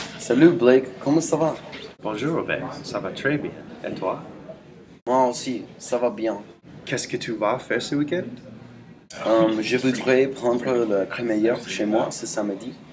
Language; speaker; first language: French; non-native, learner; English